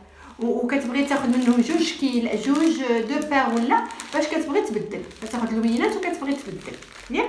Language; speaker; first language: Arabic; native; Arabic